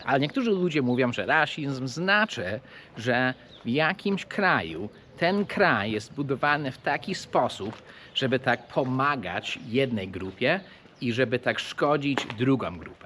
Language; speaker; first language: Polish; early bilingual, heritage; English